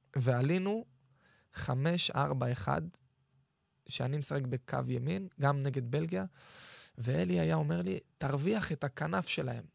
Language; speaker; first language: Hebrew; native; Hebrew